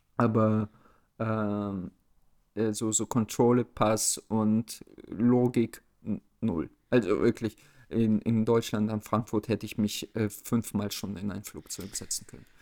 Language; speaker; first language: German; early bilingual, other home language; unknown